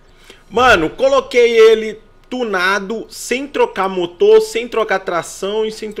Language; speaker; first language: Portuguese; native; Portuguese